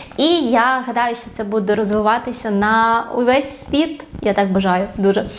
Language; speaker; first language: Ukrainian; non-native, local second language; Russian